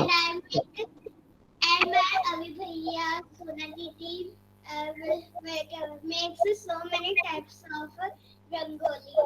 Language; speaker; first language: English; non-native, learner; Hindi